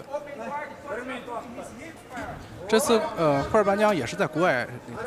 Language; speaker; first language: Chinese; native; Chinese